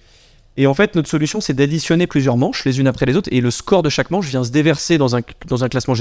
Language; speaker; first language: French; native; French